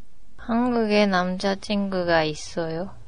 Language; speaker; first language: Korean; non-native, learner; Japanese